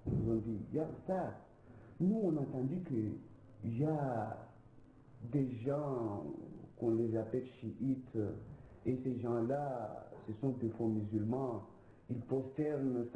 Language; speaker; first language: French; non-native, local second language; Ngazidja Comorian